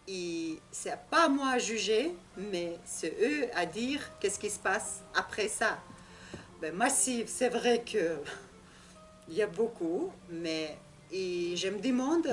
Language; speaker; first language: French; non-native, learner; Russian